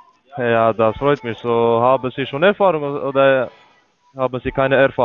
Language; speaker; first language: German; non-native, learner; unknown